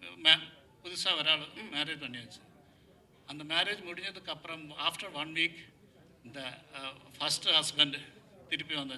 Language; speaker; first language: Tamil; non-native, learner; Malayalam